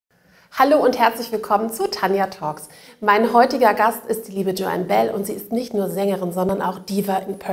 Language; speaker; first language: German; native; German